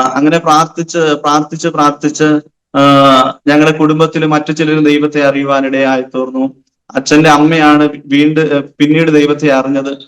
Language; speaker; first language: Malayalam; non-native, local second language; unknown